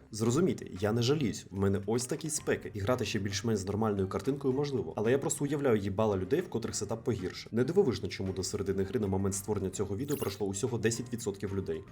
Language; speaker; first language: Ukrainian; non-native, local second language; Russian